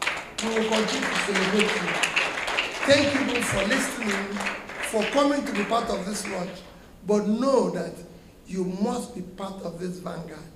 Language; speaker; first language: English; non-native, local second language; Igbo